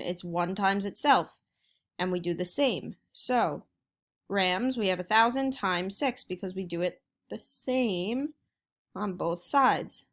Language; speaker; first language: English; native; English